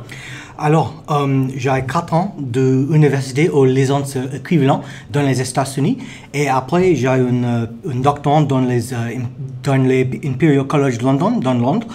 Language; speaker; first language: French; non-native, learner; English